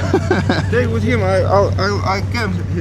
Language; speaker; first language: English; non-native, learner; Russian